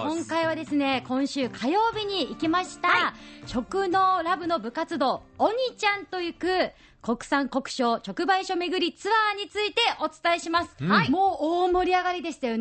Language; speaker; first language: Japanese; native; Japanese